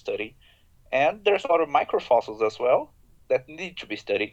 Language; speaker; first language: English; non-native, fluent; Portuguese